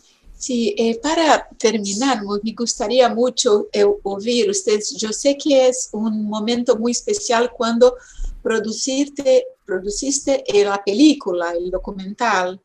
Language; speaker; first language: Spanish; non-native, fluent; Portuguese